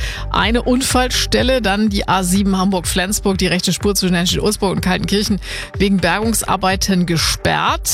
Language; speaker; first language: German; native; German